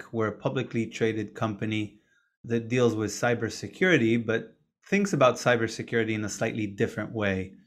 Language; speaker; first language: English; non-native, fluent; Hebrew